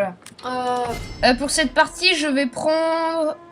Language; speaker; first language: French; native; French